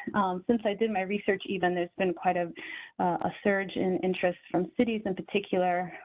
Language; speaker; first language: English; native; English